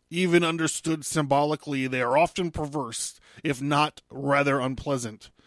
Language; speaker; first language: English; native; English